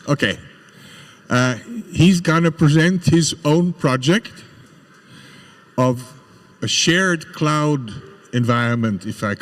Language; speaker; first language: English; non-native, fluent; French